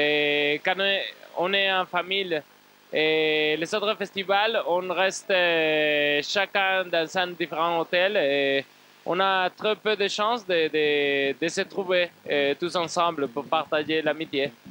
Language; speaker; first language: French; non-native, fluent; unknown